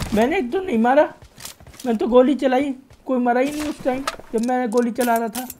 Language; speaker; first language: Hindi; native; Hindi